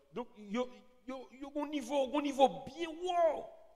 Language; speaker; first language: French; non-native, local second language; Haitian Creole